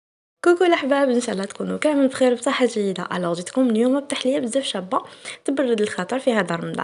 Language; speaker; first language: Arabic; native; Arabic